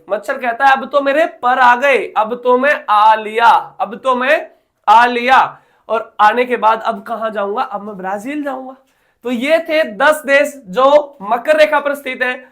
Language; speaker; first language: Hindi; native; Hindi